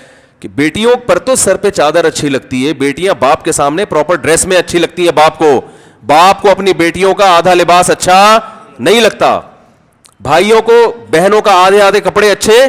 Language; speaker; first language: Urdu; native; Urdu